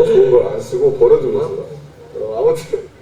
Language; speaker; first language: Korean; native; Korean